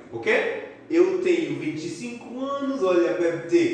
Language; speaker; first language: Portuguese; non-native, fluent; Haitian Creole